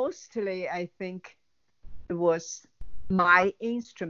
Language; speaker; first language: English; non-native, learner; Chinese